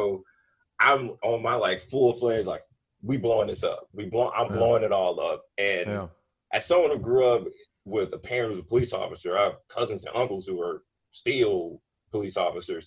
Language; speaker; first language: English; native; English